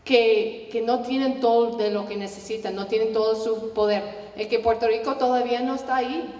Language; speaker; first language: Spanish; non-native, learner; English